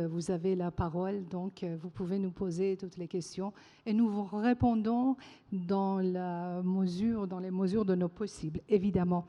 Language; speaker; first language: French; non-native, fluent; Persian